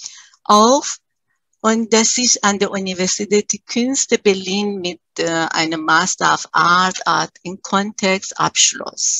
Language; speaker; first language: German; early bilingual, other home language; Persian